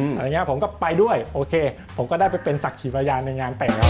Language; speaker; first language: Thai; native; Thai